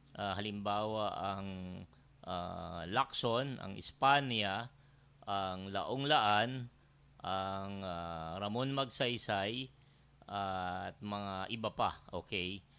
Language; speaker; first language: Filipino; native; Filipino